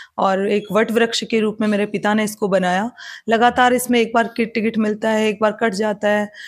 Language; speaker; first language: Hindi; native; Hindi